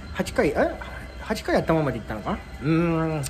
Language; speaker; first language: Japanese; native; Japanese